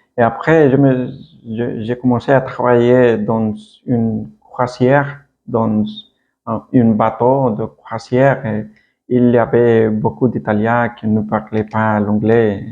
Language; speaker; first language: French; non-native, learner; Spanish